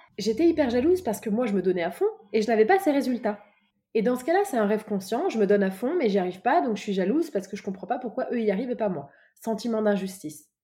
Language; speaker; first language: French; native; French